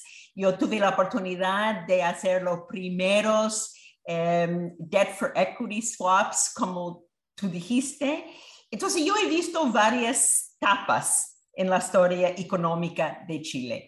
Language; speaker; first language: Spanish; non-native, fluent; English